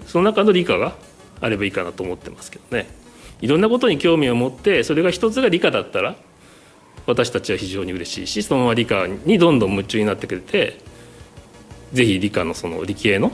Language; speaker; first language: Japanese; native; Japanese